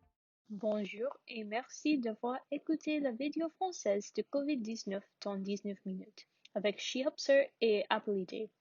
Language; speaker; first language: French; non-native, learner; English